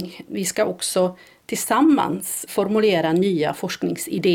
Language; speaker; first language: Swedish; non-native, fluent; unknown